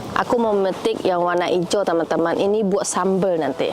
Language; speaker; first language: Indonesian; native; Indonesian